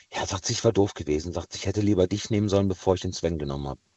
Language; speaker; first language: German; native; German